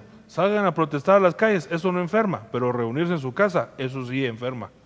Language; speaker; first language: Spanish; native; Spanish